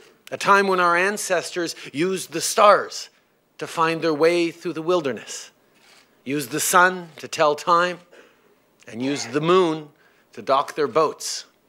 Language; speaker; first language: English; early bilingual, other home language; French